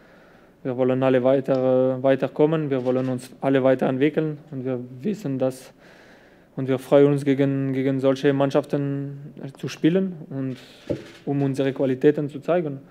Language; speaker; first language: German; non-native, local second language; French